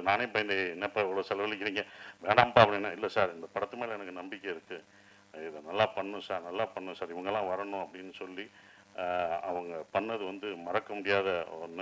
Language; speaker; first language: Tamil; native; Tamil